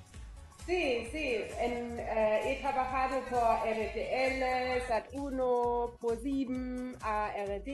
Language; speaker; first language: Spanish; non-native, learner; German